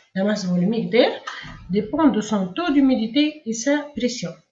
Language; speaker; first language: French; non-native, local second language; Arabic